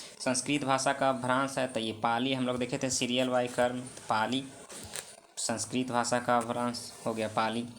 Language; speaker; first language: Hindi; native; Hindi